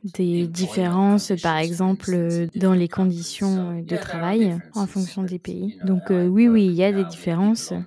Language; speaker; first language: French; non-native, fluent; Swedish